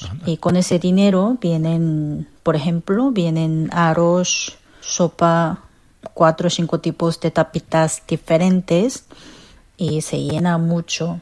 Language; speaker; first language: Spanish; non-native, learner; Korean